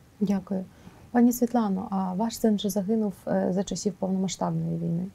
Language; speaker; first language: Ukrainian; native; Ukrainian